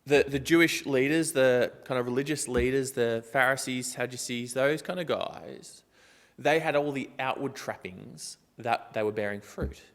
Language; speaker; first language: English; native; English